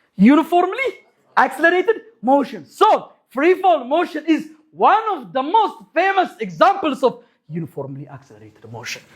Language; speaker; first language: English; non-native, local second language; Amharic